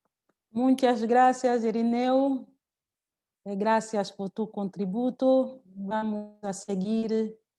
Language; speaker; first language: Spanish; non-native, learner; Portuguese